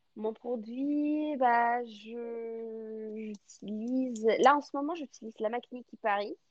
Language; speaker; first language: French; non-native, fluent; Russian